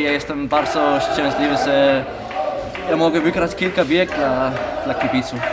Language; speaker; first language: Polish; non-native, learner; Danish